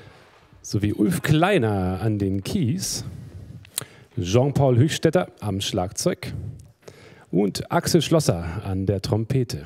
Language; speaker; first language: German; native; German